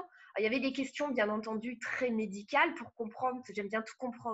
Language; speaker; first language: French; native; French